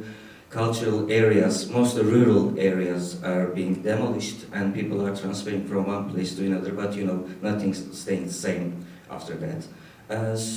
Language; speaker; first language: English; non-native, fluent; Turkish